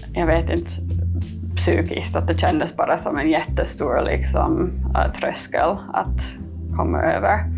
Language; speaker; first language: Swedish; non-native, fluent; English